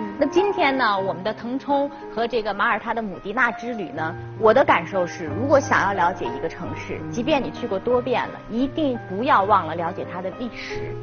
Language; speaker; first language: Chinese; native; Chinese